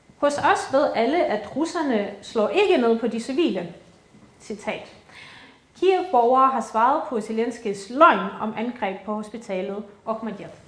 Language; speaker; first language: Danish; early bilingual, other home language; Ukrainian